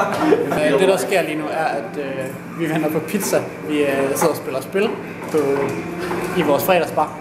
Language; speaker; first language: Danish; native; Danish